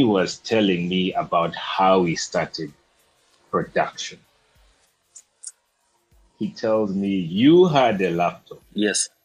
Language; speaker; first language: English; non-native, local second language; Ganda